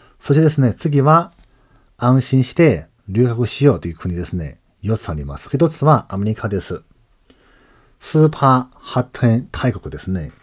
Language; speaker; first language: Japanese; non-native, fluent; Chinese